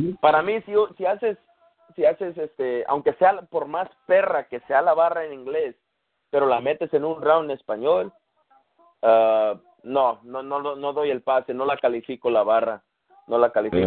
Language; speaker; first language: Spanish; early bilingual, heritage; Spanish